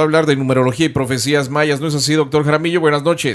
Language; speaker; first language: Spanish; native; Spanish